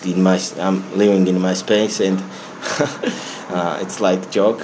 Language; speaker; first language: English; non-native, learner; Georgian